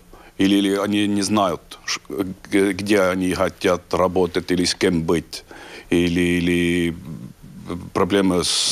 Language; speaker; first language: Russian; non-native, learner; Estonian